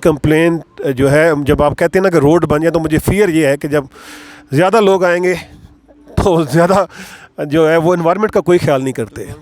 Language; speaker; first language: Urdu; native; Urdu